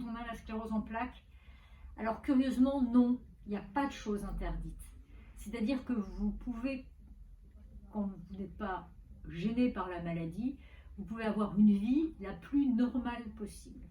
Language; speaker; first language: French; native; French